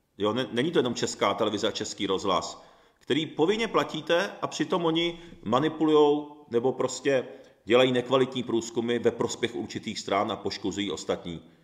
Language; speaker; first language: Czech; early bilingual, other home language; Japanese